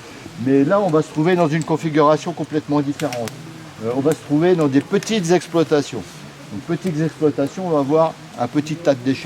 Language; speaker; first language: French; native; French